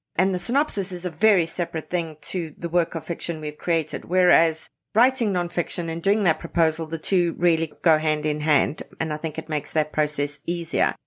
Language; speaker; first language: English; native; English